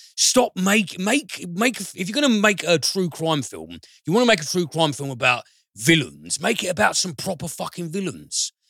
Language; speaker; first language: English; native; English